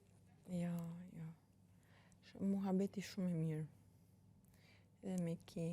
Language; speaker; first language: Albanian; early bilingual, heritage; Albanian